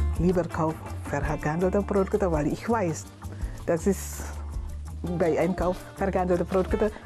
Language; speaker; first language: German; non-native, learner; Indonesian